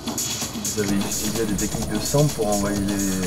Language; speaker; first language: French; native; French